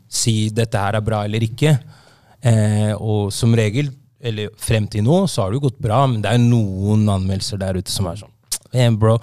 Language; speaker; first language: Norwegian; native; Norwegian